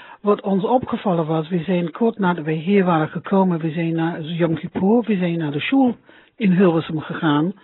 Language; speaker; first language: Dutch; non-native, fluent; English